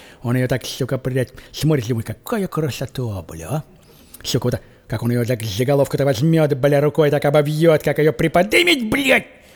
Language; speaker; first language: Russian; native; Russian